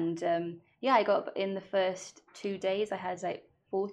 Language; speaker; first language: English; non-native, local second language; Welsh